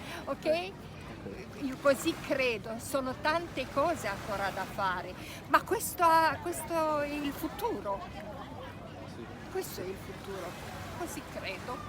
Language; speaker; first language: Italian; non-native, fluent; Romanian